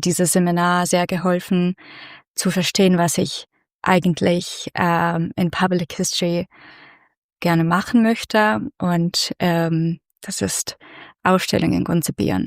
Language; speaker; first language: German; non-native, fluent; Russian